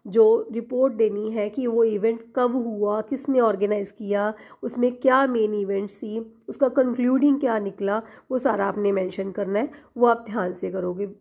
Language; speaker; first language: Hindi; non-native, local second language; Punjabi